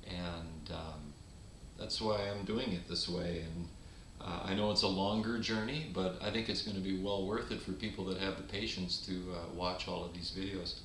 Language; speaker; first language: English; native; English